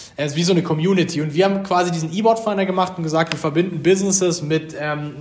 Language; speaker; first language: German; native; German